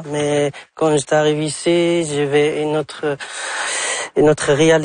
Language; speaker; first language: French; non-native, fluent; Arabic